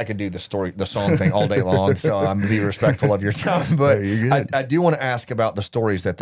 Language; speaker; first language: English; native; English